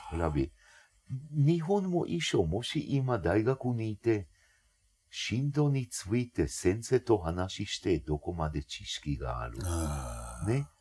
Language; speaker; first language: Japanese; non-native, fluent; Hebrew